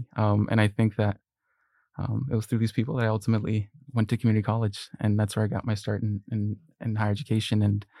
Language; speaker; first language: English; early bilingual, other home language; Spanish